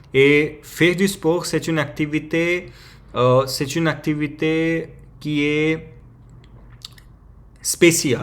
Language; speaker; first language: French; non-native, learner; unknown